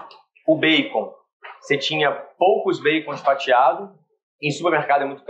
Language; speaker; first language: Portuguese; native; Portuguese